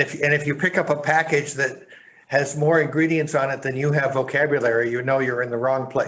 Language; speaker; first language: English; native; English